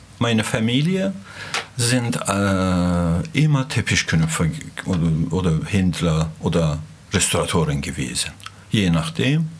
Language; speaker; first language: German; non-native, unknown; Azerbaijani